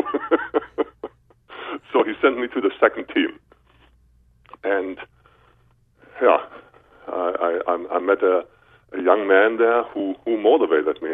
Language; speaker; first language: English; non-native, fluent; German